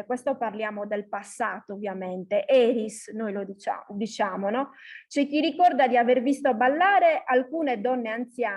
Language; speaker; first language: Italian; native; Italian